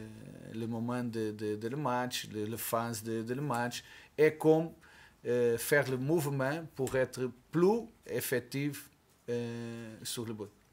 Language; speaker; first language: French; non-native, learner; Portuguese